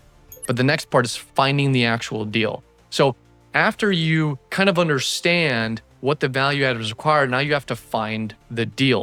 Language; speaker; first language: English; native; English